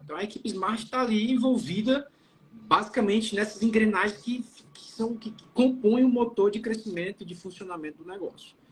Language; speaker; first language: Portuguese; native; Portuguese